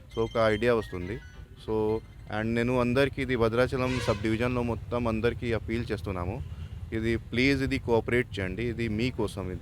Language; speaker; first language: Telugu; non-native, learner; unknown